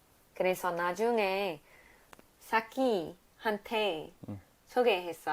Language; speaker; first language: Korean; non-native, learner; English